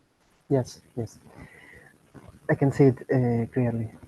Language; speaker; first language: English; non-native, learner; Spanish